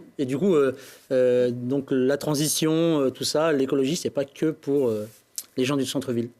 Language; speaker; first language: French; native; French